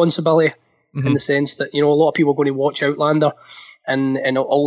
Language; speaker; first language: English; native; English